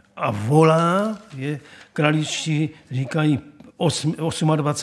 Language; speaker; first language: Czech; native; Czech